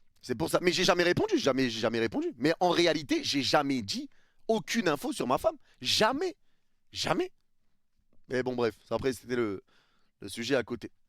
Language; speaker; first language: French; early bilingual, other home language; Arabic